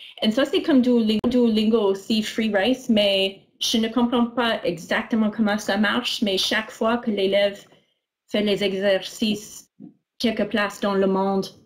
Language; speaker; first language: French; non-native, local second language; English